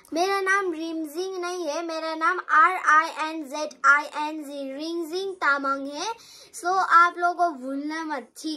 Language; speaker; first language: Hindi; non-native, local second language; Nepali